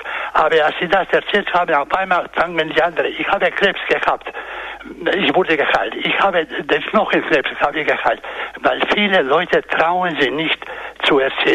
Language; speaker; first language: German; non-native, fluent; Croatian